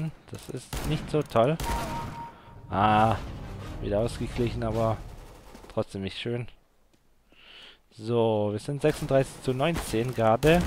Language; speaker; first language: German; native; German